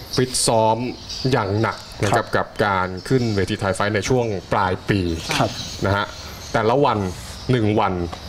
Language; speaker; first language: Thai; native; Thai